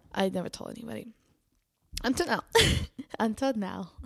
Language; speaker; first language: English; non-native, fluent; Spanish